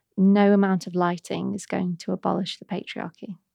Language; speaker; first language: English; native; English